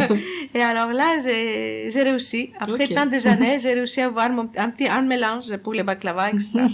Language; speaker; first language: French; non-native, fluent; Greek